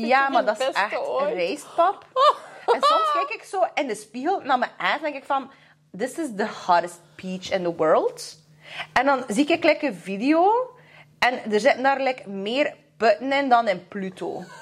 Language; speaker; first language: Dutch; native; Dutch